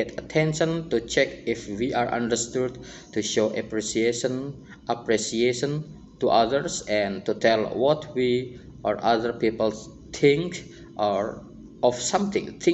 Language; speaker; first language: English; non-native, fluent; Indonesian